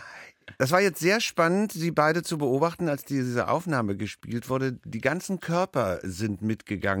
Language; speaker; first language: German; native; German